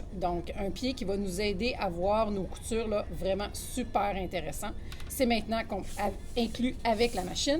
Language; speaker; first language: French; native; French